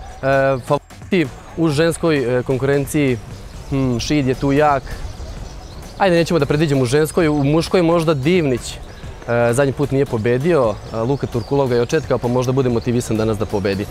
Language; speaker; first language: Serbian; native; Serbian